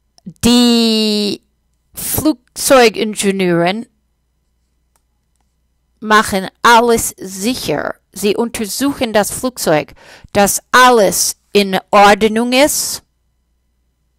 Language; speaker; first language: German; non-native, fluent; English